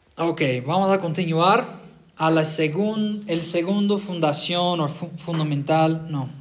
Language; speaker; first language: Spanish; non-native, fluent; English